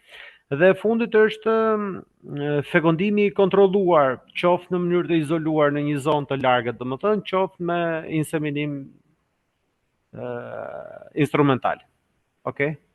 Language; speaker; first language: Albanian; native; Albanian